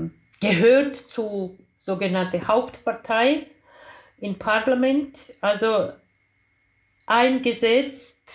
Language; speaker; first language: German; non-native, fluent; Georgian